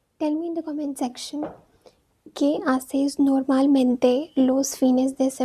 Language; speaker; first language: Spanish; non-native, fluent; Hindi